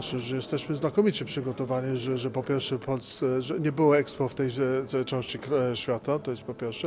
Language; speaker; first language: Polish; early bilingual, heritage; Polish